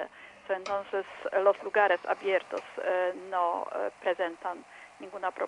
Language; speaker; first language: Spanish; non-native, fluent; Polish